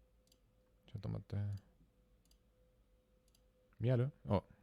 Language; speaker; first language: Japanese; non-native, learner; German